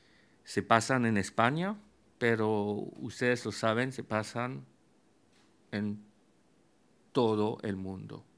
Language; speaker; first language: Spanish; non-native, fluent; French